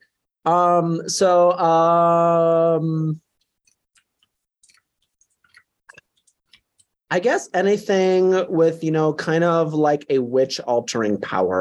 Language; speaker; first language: English; native; English